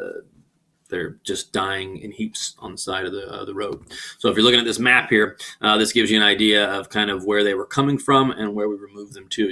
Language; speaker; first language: English; native; English